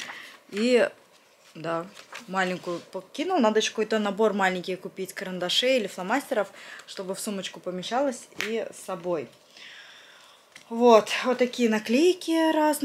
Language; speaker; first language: Russian; native; Russian